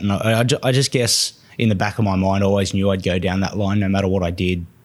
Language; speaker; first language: English; native; English